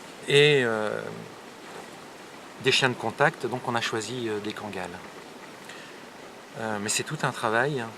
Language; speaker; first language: French; native; French